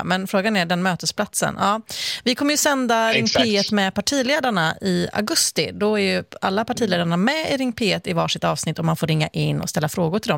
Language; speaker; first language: Swedish; native; Swedish